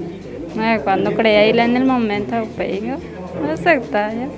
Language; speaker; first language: Spanish; non-native, local second language; Guarani